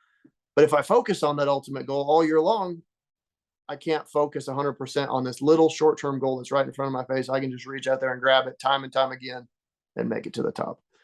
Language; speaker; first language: English; native; English